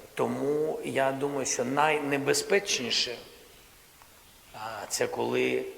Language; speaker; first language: Ukrainian; non-native, local second language; Russian